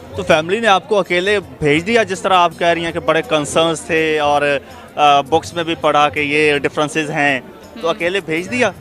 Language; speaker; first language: Urdu; non-native, local second language; Punjabi